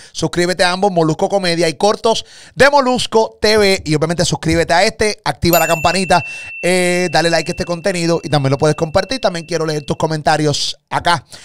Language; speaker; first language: Spanish; native; Spanish